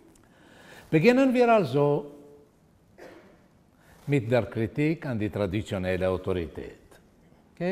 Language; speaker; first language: German; non-native, fluent; Portuguese